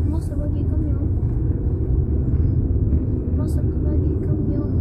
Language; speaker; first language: Arabic; native; Arabic